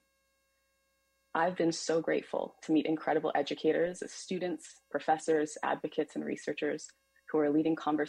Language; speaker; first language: English; native; English